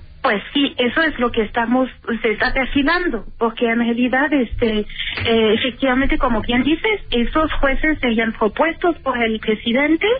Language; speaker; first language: Spanish; native; Spanish